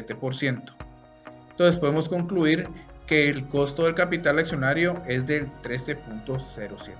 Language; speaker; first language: Spanish; native; Spanish